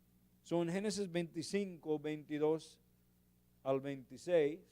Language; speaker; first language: Spanish; non-native, learner; English